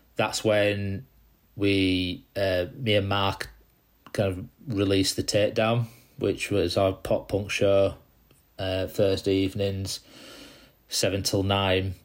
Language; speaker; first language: English; native; English